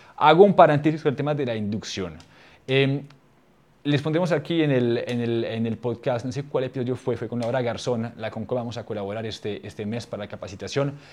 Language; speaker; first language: Spanish; non-native, fluent; French